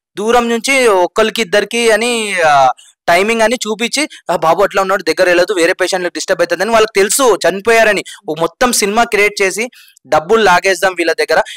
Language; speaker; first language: Telugu; non-native, local second language; Urdu